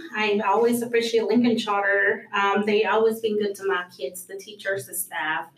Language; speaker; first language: English; early bilingual, other home language; Spanish